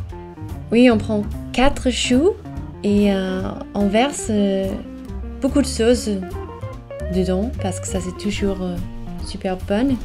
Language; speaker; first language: French; non-native, fluent; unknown